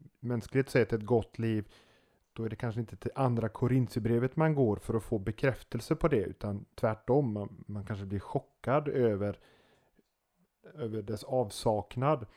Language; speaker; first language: Swedish; native; Swedish